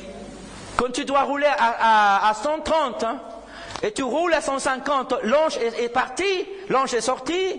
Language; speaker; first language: French; non-native, fluent; Spanish